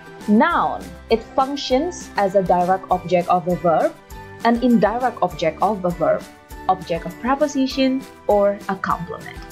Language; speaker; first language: English; non-native, fluent; Indonesian